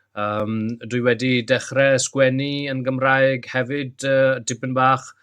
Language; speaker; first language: Welsh; non-native, learner; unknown